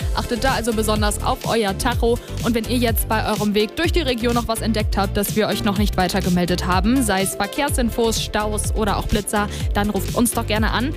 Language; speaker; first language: German; native; German